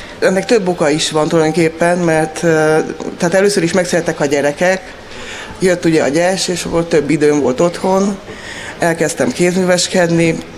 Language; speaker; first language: Hungarian; native; Hungarian